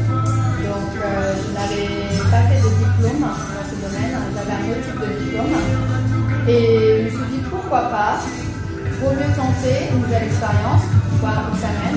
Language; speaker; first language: French; early bilingual, other home language; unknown